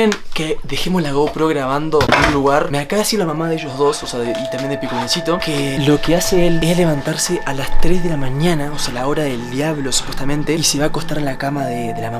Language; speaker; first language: Spanish; native; Spanish